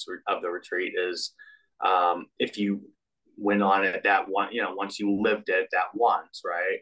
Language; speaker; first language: English; native; English